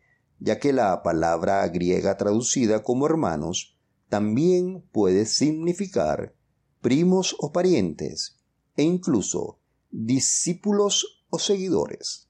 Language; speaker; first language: Spanish; native; Spanish